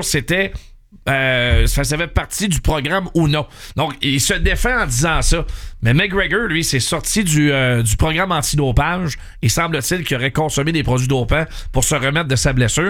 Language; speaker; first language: French; native; French